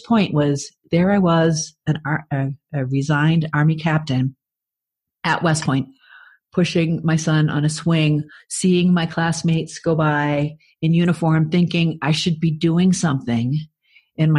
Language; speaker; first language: English; native; English